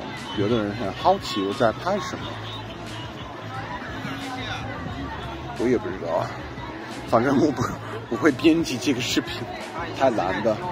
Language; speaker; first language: Chinese; non-native, learner; English